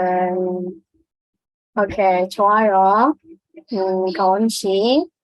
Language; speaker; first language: Korean; non-native, fluent; Indonesian